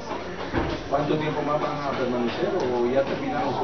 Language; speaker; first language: Spanish; native; Spanish